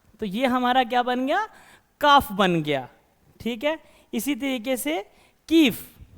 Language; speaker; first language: Hindi; non-native, local second language; Kashmiri